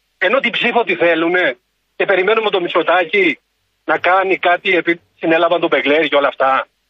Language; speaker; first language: Greek; native; Greek